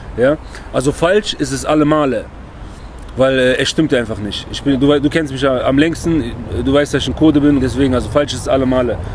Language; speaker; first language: German; early bilingual, other home language; Kurdish